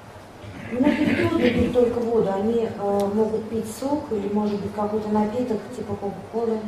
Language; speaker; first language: Russian; native; Russian